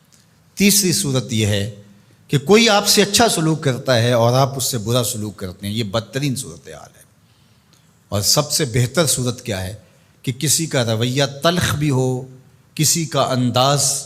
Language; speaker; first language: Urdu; non-native, local second language; Punjabi